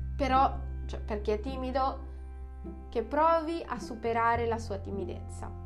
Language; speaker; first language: Italian; non-native, fluent; Filipino